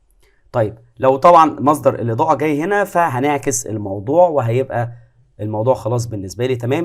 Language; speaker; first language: Arabic; native; Arabic